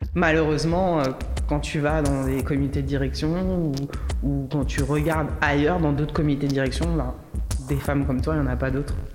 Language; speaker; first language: French; early bilingual, other home language; Kabuverdianu